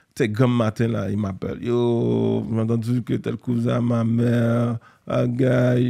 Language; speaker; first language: French; native; French